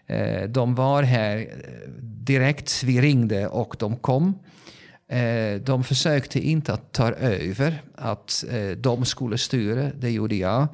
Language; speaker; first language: Swedish; non-native, fluent; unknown